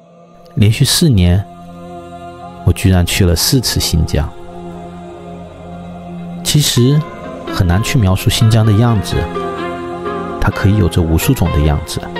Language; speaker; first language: Chinese; native; Chinese